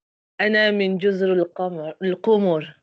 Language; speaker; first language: Arabic; non-native, learner; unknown